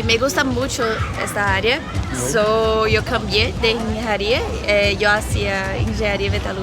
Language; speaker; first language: Spanish; non-native, learner; Portuguese